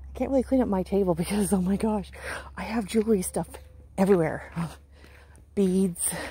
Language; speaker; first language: English; native; English